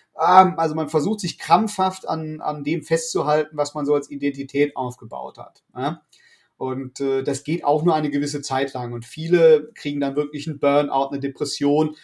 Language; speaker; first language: German; native; German